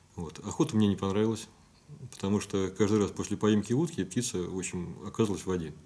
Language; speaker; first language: Russian; native; Russian